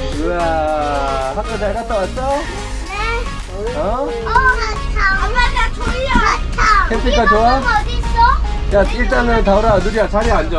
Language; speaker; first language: Korean; native; Korean